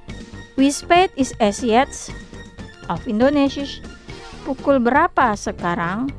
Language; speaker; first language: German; non-native, fluent; Indonesian